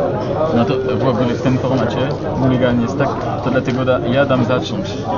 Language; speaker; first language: Polish; non-native, learner; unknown